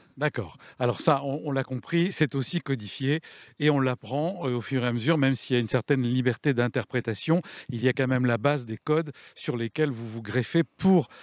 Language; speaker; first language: French; native; French